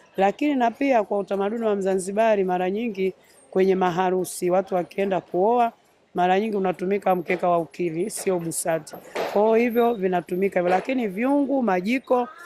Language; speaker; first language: Swahili; native; Swahili